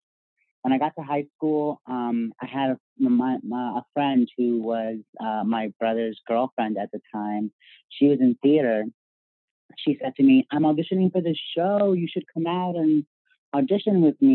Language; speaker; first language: English; native; English